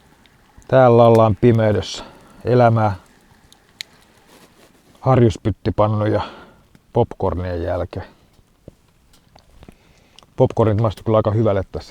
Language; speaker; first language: Finnish; native; Finnish